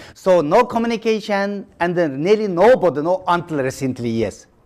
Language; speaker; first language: English; non-native, learner; Chinese